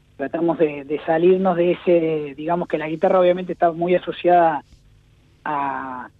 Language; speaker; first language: Spanish; native; Spanish